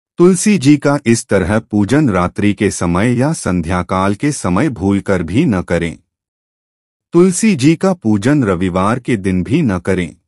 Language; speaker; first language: Hindi; native; Hindi